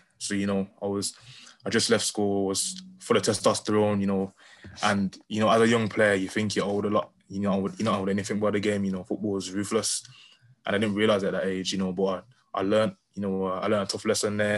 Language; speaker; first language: English; native; English